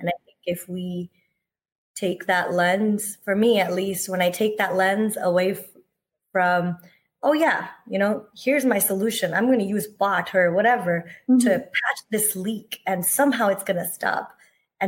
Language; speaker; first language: English; native; English